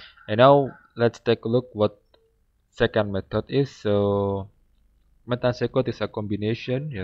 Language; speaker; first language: English; non-native, fluent; Indonesian